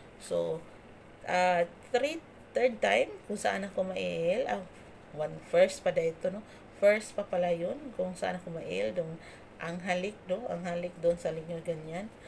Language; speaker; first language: Filipino; non-native, local second language; Cebuano